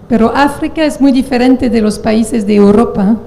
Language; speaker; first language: Spanish; non-native, fluent; French